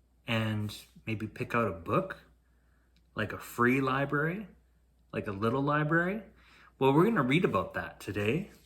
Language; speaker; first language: English; native; English